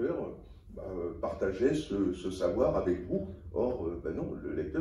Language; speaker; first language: French; native; French